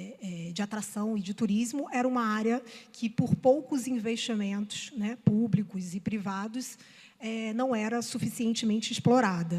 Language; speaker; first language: Portuguese; native; Portuguese